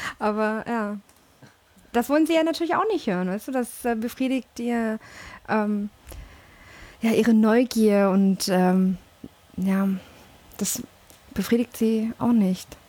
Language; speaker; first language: German; early bilingual, other home language; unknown